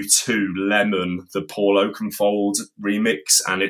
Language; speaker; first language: English; native; English